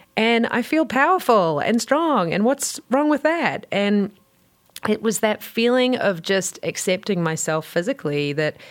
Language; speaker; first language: English; native; English